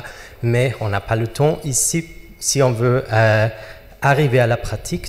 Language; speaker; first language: French; non-native, fluent; German